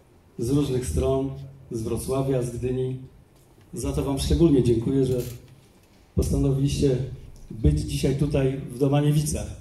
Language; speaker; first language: Polish; native; Polish